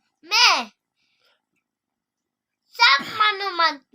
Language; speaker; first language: Hindi; non-native, local second language; Assamese